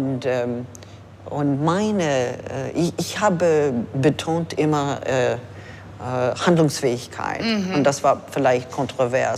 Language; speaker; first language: German; non-native, fluent; English